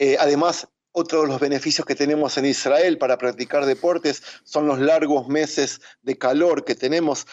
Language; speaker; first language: Spanish; native; Spanish